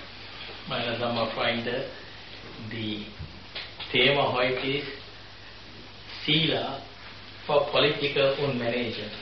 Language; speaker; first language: German; non-native, fluent; Sinhala